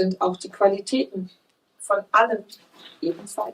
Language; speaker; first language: German; native; German